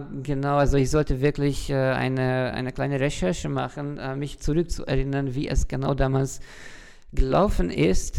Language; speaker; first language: German; non-native, fluent; Hungarian